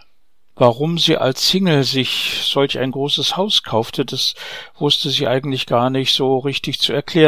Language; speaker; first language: German; native; German